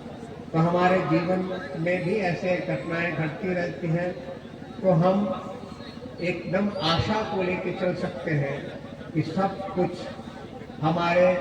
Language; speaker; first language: Hindi; native; Hindi